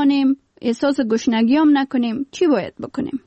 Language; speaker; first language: Persian; native; Persian